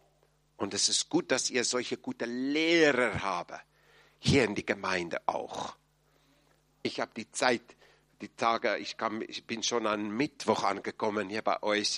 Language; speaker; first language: German; non-native, fluent; English